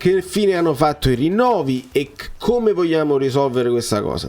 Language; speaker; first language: Italian; native; Italian